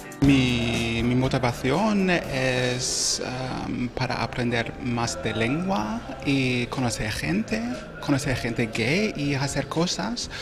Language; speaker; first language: Spanish; non-native, learner; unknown